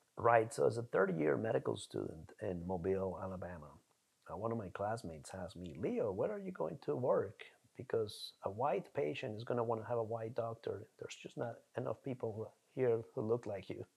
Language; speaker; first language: English; non-native, fluent; Spanish